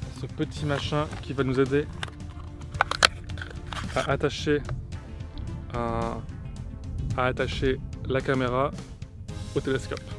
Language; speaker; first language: French; native; French